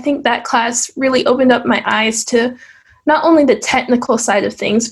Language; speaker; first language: English; native; English